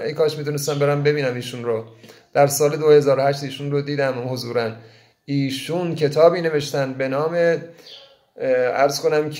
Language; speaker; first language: Persian; native; Persian